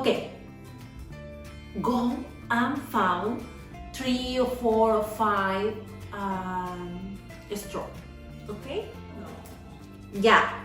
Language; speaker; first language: English; non-native, learner; Spanish